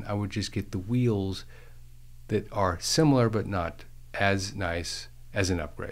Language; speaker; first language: English; native; English